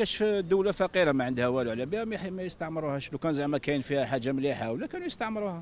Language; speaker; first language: Arabic; native; Arabic